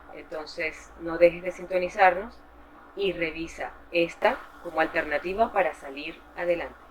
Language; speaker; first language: Spanish; native; Spanish